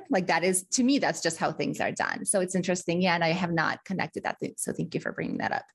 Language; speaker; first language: English; early bilingual, other home language; Russian